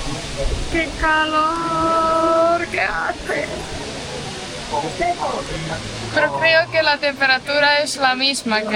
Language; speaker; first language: Spanish; non-native, fluent; Portuguese